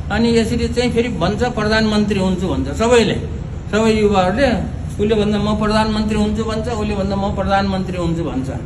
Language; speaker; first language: Nepali; native; Nepali